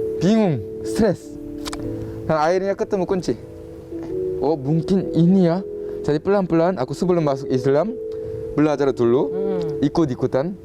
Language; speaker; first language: Indonesian; non-native, fluent; Korean